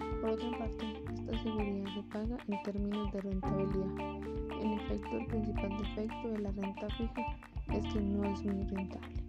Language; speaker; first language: Spanish; native; Spanish